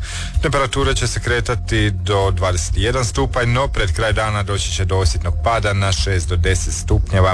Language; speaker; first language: Serbian; native; Serbian